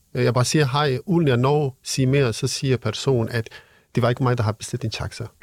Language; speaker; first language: Danish; non-native, fluent; Kurdish